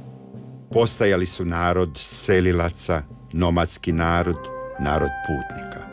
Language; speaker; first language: Croatian; native; Croatian